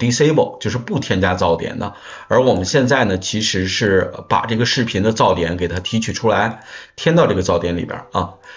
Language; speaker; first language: Chinese; native; Chinese